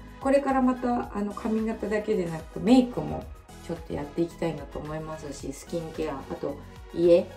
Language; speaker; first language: Japanese; native; Japanese